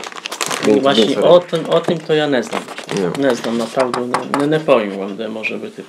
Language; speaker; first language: Polish; non-native, local second language; Rusyn